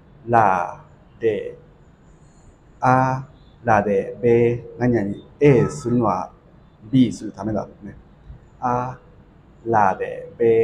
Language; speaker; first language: Vietnamese; non-native, learner; Japanese